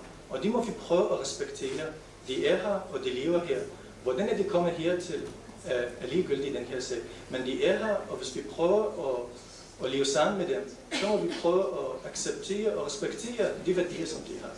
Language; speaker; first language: Danish; non-native, local second language; Arabic